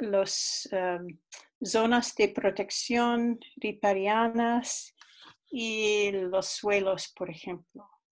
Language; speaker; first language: Spanish; non-native, fluent; English